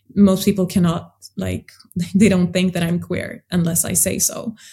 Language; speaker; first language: English; early bilingual, other home language; Swedish